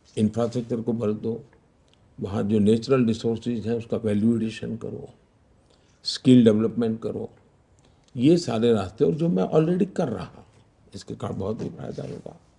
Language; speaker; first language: Hindi; non-native, local second language; Gujarati